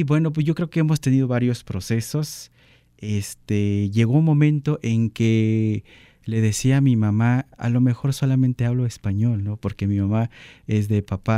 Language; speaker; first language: Spanish; non-native, local second language; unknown